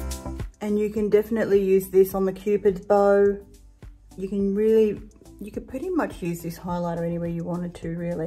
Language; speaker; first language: English; native; English